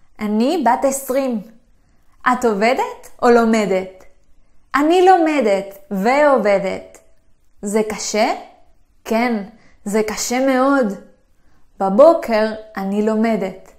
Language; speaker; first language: Hebrew; non-native, fluent; Spanish